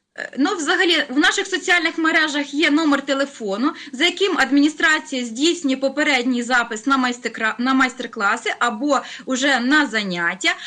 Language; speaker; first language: Ukrainian; native; Ukrainian